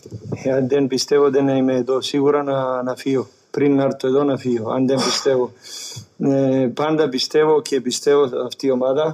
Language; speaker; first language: Greek; non-native, learner; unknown